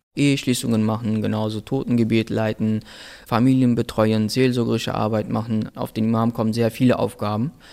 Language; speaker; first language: German; early bilingual, other home language; Macedonian